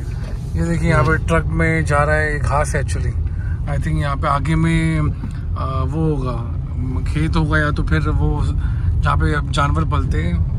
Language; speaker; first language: Hindi; native; Hindi